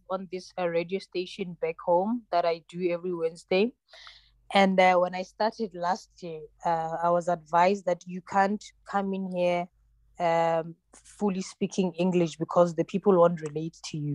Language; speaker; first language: English; non-native, local second language; Tsonga